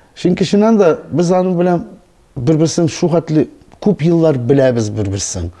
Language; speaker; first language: Tatar; non-native, local second language; Russian